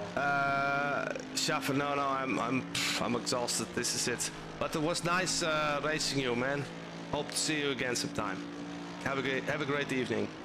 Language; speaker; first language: English; non-native, fluent; Dutch